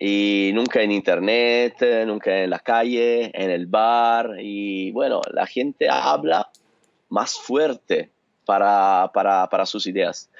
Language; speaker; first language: Spanish; non-native, fluent; Italian